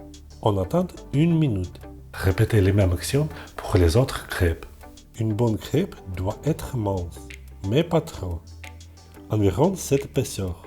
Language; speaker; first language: French; non-native, fluent; Russian